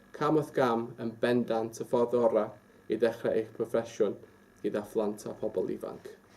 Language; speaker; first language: Welsh; non-native, local second language; English